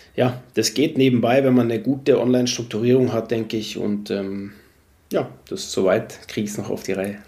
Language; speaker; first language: German; native; German